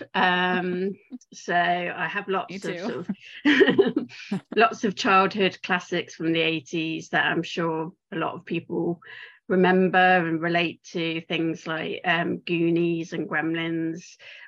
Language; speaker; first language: English; native; English